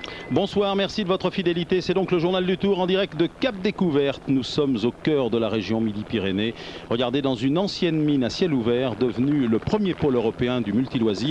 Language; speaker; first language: French; native; French